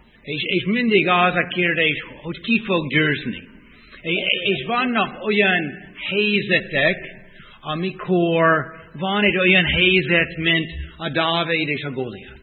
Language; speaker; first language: Hungarian; non-native, fluent; English